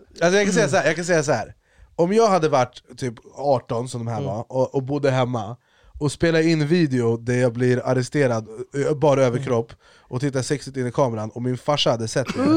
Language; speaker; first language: Swedish; early bilingual, other home language; Arabic